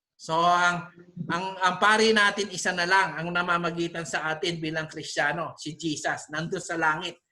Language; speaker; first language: Filipino; non-native, local second language; Pampanga